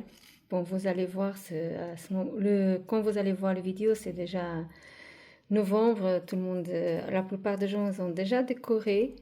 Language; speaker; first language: French; non-native, fluent; Portuguese